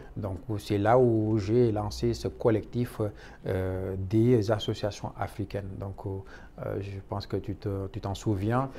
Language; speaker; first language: French; non-native, local second language; Wolof